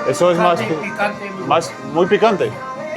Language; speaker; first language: Spanish; non-native, learner; English